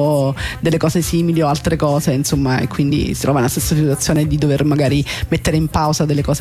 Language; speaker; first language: Italian; native; Italian